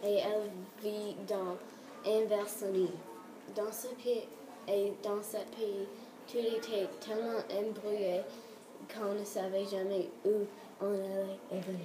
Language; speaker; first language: French; non-native, learner; English